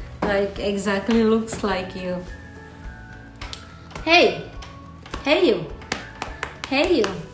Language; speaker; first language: English; non-native, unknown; Indonesian